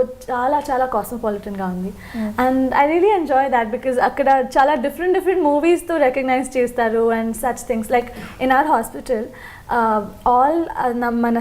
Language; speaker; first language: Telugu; non-native, local second language; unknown